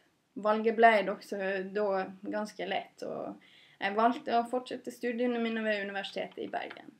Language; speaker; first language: Norwegian; non-native, fluent; English